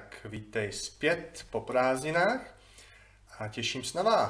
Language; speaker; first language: Czech; non-native, fluent; English